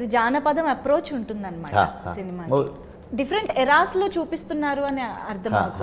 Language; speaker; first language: Telugu; native; Telugu